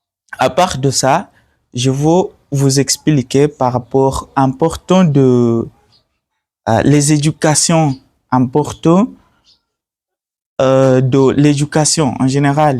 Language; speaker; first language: French; non-native, learner; Swahili